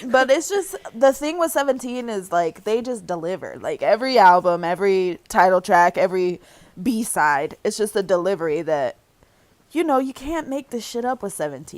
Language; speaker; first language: English; native; English